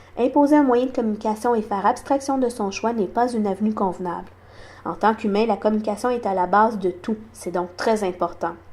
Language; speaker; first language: French; non-native, local second language; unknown